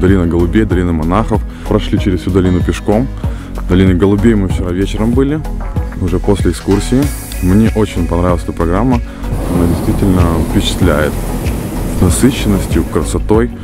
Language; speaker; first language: Russian; native; Russian